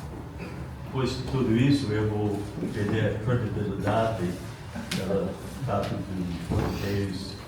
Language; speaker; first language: Portuguese; non-native, fluent; English